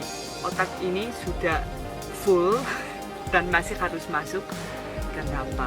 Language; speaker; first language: Indonesian; non-native, learner; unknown